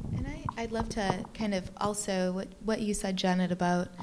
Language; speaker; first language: English; native; English